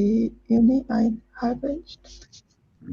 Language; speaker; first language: German; non-native, learner; Korean